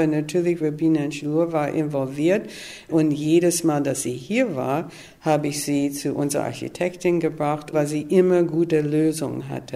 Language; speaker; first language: German; non-native, fluent; English